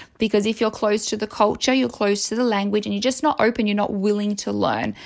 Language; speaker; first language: English; native; English